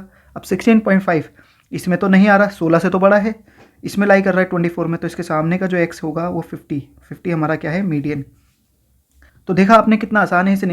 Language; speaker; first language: Hindi; native; Hindi